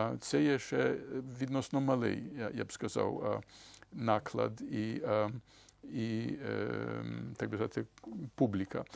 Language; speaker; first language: Ukrainian; early bilingual, heritage; Ukrainian